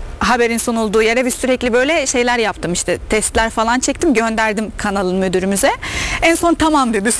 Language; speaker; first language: Turkish; non-native, fluent; Arabic